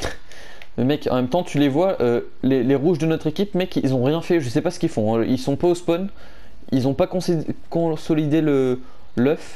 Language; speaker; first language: French; native; French